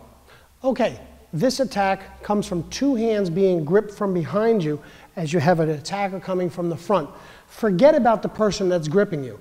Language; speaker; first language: English; native; English